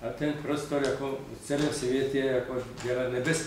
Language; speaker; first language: Czech; non-native, fluent; Persian